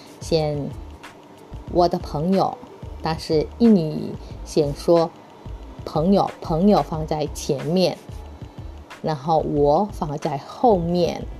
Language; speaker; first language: Chinese; early bilingual, heritage; Chinese